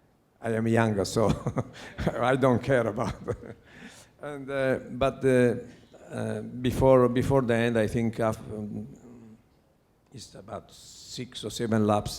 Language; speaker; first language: English; non-native, learner; Italian